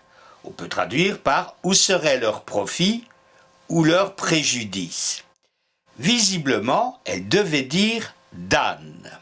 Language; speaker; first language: French; native; French